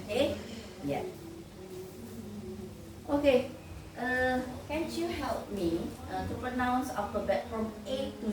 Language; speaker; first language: English; non-native, fluent; Indonesian